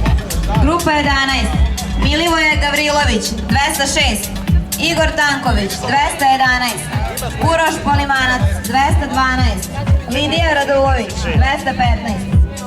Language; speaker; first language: Serbian; native; Serbian